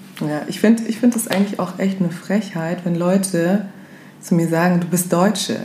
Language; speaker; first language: German; early bilingual, other home language; Swahili